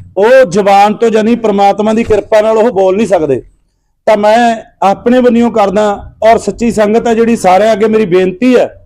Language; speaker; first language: Punjabi; native; Punjabi